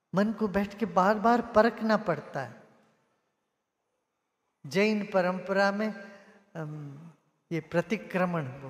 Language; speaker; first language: Hindi; non-native, local second language; Tamil